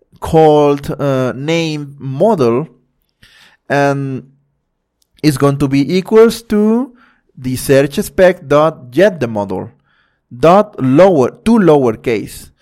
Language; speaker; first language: English; non-native, fluent; Spanish